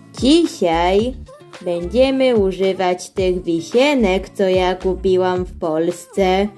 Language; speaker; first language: Polish; early bilingual, heritage; Polish